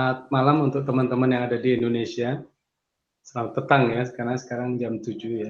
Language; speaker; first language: Indonesian; native; Indonesian